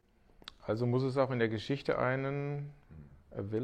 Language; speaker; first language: German; native; German